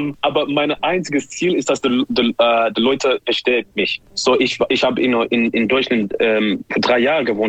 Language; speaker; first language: German; non-native, learner; English